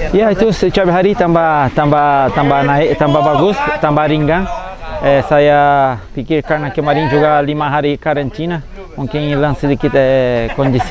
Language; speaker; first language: Indonesian; non-native, fluent; Portuguese